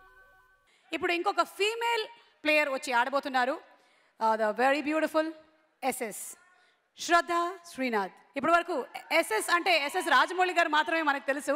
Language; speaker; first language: Telugu; native; Telugu